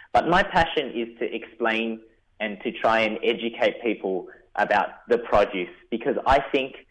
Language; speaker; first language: English; early bilingual, other home language; Vietnamese